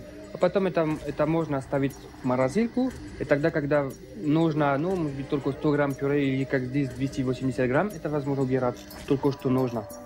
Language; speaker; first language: Russian; non-native, learner; French